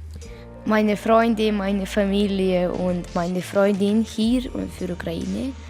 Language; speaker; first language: German; non-native, learner; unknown